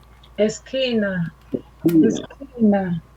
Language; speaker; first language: Portuguese; non-native, learner; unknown